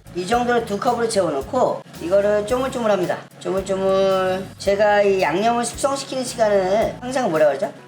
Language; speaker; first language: Korean; native; Korean